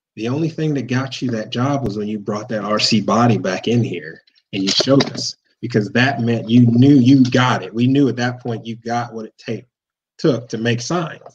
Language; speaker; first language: English; native; English